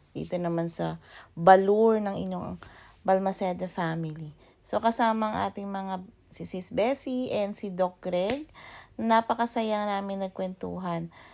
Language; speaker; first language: Filipino; native; Filipino